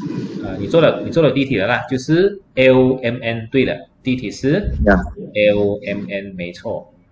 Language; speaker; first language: Chinese; native; Chinese